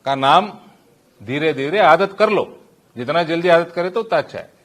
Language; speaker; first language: Hindi; non-native, local second language; Telugu